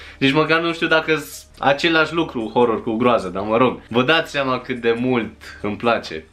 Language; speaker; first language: Romanian; early bilingual, other home language; Chinese